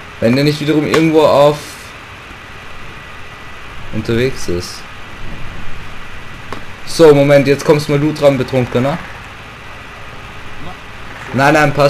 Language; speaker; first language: German; native; German